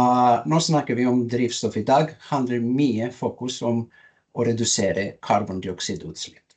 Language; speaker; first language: Norwegian; non-native, learner; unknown